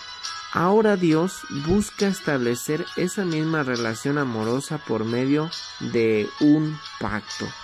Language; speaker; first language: Spanish; native; Spanish